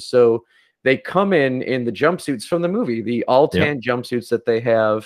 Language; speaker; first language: English; native; English